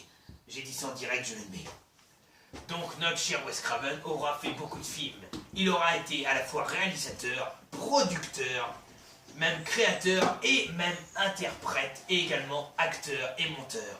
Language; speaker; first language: French; native; French